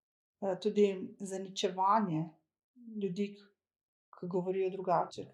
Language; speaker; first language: Slovenian; early bilingual, other home language; Croatian